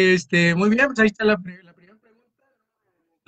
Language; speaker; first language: Spanish; native; Spanish